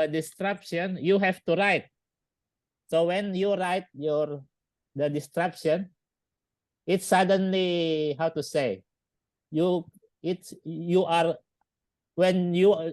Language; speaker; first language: English; non-native, learner; Indonesian